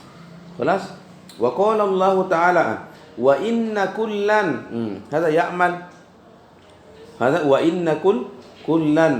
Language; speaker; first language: Arabic; non-native, fluent; Indonesian